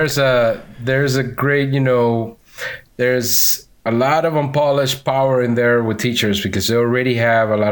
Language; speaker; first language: English; non-native, fluent; Spanish